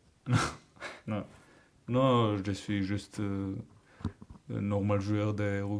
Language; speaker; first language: French; non-native, learner; Georgian